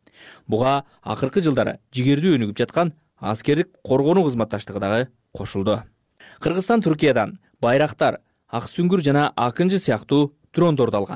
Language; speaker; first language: Kyrgyz; native; Kyrgyz